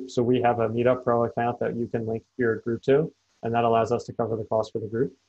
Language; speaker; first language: English; native; English